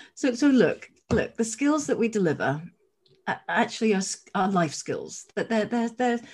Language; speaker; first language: English; native; English